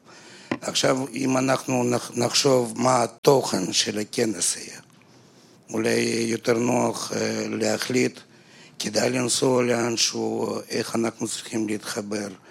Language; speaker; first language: Hebrew; non-native, fluent; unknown